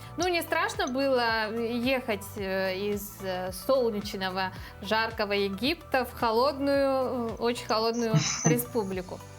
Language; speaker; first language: Russian; native; Russian